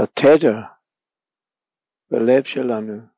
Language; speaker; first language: Hebrew; non-native, fluent; English